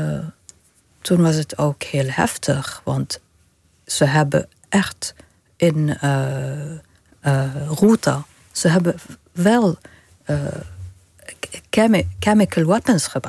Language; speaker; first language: Dutch; non-native, learner; Arabic